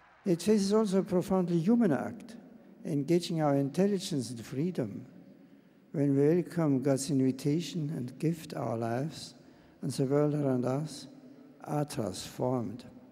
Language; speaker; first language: English; non-native, fluent; German